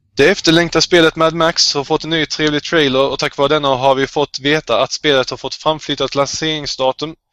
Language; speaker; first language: Swedish; native; Swedish